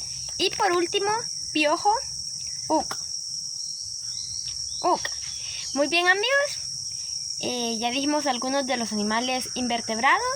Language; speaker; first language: Spanish; non-native, local second language; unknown